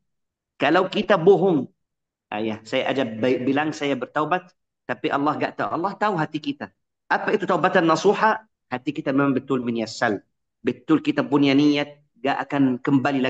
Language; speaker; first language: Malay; non-native, fluent; Arabic